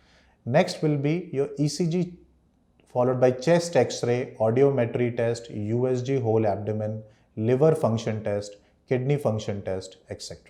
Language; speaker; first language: English; non-native, local second language; Hindi